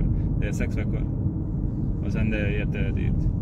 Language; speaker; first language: Swedish; non-native, learner; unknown